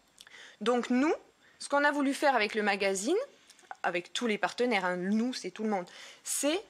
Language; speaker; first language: French; native; French